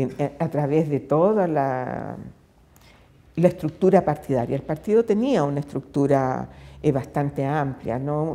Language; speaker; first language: Spanish; native; Spanish